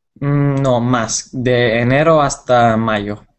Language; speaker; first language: Spanish; non-native, fluent; English